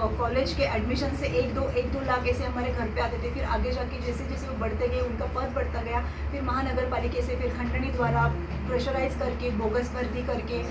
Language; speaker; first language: Hindi; non-native, local second language; Marathi